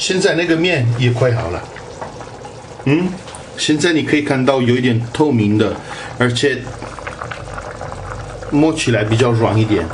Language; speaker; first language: Chinese; non-native, fluent; Italian